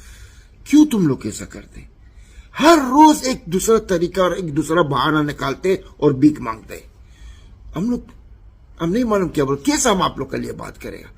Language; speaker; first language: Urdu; non-native, learner; Arabic